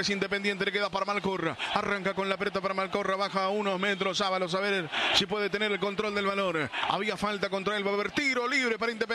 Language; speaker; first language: Spanish; native; Spanish